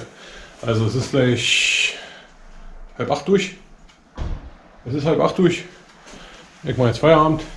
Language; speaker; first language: German; native; German